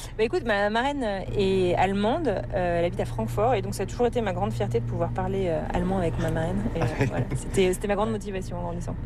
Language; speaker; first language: French; native; French